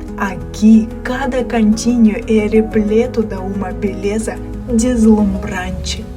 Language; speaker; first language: Portuguese; non-native, fluent; Russian